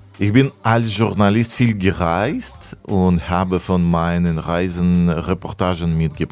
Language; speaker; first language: German; non-native, fluent; Russian